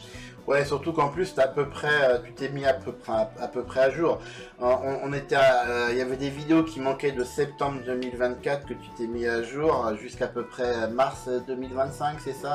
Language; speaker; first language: French; native; French